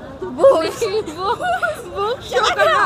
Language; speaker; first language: Hindi; non-native, learner; Bangla